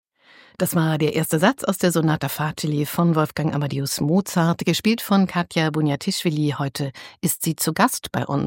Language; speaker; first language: German; native; German